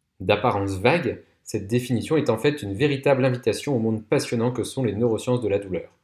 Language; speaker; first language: French; native; French